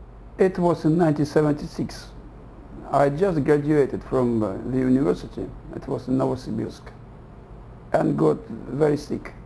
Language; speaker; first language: English; non-native, fluent; Russian